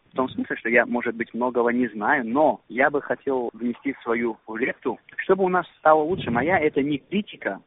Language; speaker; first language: Russian; non-native, local second language; Uzbek